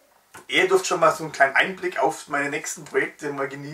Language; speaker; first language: German; native; German